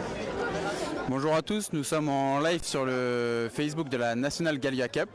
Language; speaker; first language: French; native; French